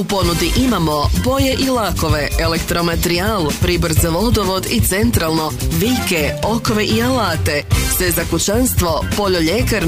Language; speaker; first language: Serbian; native; Serbian